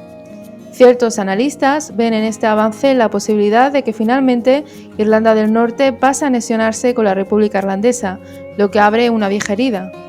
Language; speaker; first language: Spanish; native; Spanish